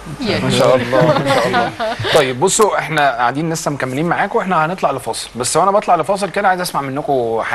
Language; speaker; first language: Arabic; native; Arabic